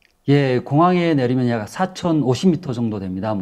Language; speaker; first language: Korean; native; Korean